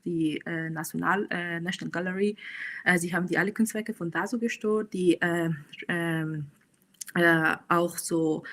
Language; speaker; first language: German; non-native, fluent; Persian